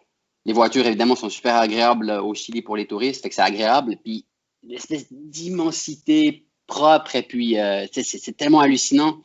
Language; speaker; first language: French; native; French